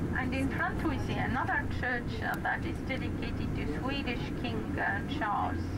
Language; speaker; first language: English; non-native, fluent; Estonian